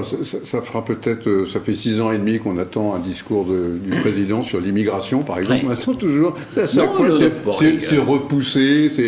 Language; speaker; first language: French; native; French